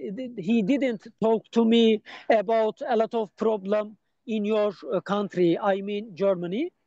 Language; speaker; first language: English; non-native, learner; Turkish